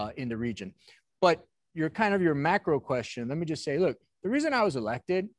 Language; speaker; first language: English; native; English